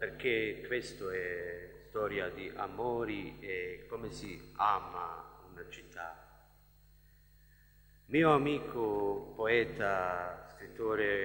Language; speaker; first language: Italian; non-native, learner; Bosnian